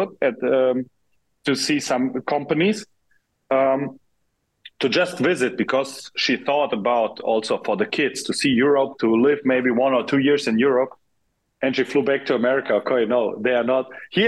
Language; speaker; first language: English; non-native, fluent; German